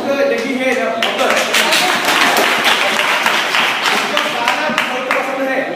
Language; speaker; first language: Hindi; non-native, learner; Malayalam